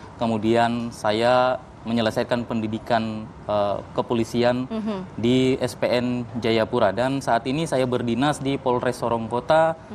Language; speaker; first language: Indonesian; native; Indonesian